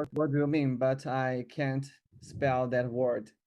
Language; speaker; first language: English; non-native, learner; Chinese